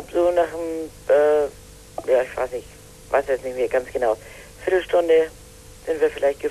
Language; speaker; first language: German; native; German